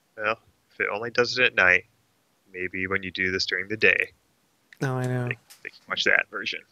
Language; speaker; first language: English; native; English